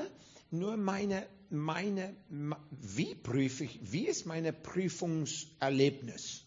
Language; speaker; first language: German; non-native, fluent; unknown